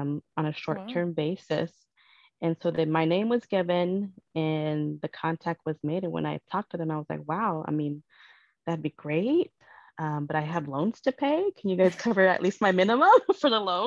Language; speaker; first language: English; early bilingual, other home language; Spanish